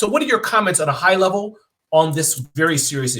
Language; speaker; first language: English; native; English